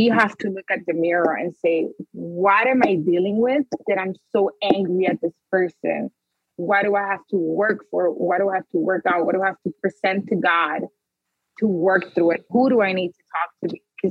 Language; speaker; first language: English; early bilingual, other home language; Spanish